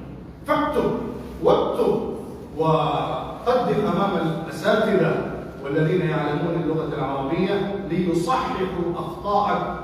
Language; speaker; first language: Arabic; non-native, fluent; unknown